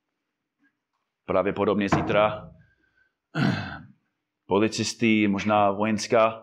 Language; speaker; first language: Czech; non-native, fluent; English